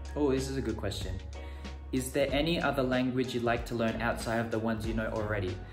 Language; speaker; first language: English; native; English